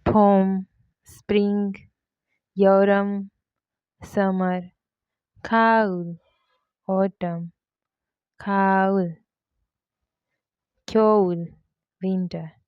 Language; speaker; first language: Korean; non-native, fluent; Hindi